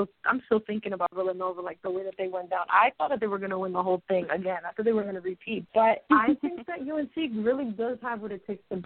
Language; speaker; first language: English; early bilingual, other home language; Spanish